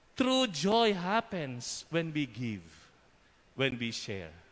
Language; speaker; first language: English; non-native, local second language; Filipino